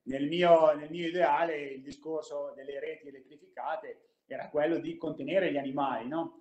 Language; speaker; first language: Italian; native; Italian